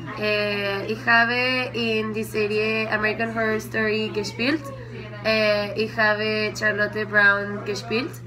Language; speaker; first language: German; non-native, learner; Spanish